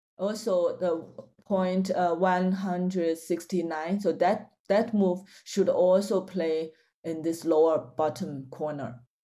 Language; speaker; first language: English; non-native, fluent; Chinese